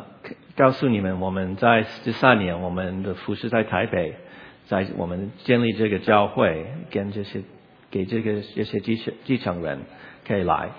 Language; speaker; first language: Chinese; non-native, learner; English